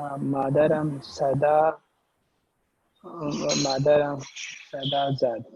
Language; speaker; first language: Persian; non-native, learner; Urdu